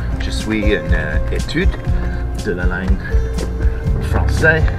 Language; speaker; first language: French; non-native, learner; English